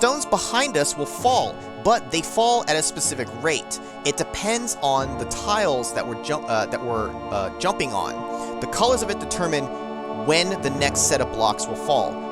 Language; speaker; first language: English; native; English